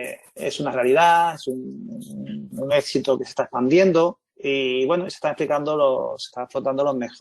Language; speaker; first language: Spanish; native; Spanish